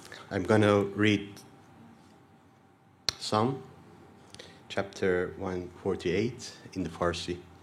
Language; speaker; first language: English; non-native, learner; Persian